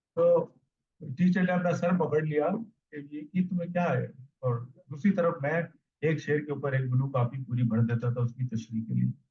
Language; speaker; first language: Urdu; native; Urdu